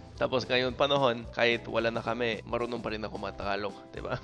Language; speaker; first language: Filipino; non-native, fluent; English